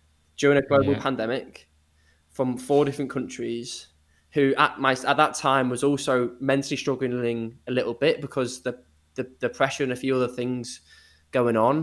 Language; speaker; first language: English; native; English